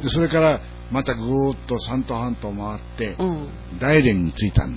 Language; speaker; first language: Japanese; native; Japanese